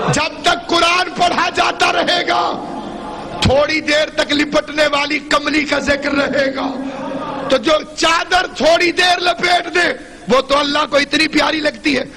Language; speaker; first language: Urdu; non-native, local second language; Saraiki